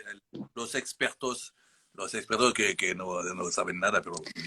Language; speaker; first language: Spanish; non-native, learner; French